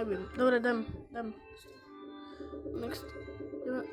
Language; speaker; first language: Czech; non-native, learner; Slovak